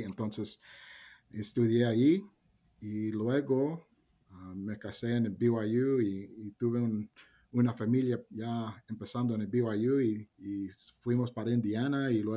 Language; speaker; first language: Spanish; early bilingual, heritage; Spanish